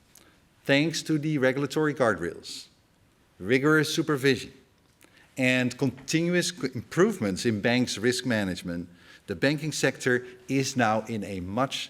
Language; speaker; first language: English; non-native, fluent; Dutch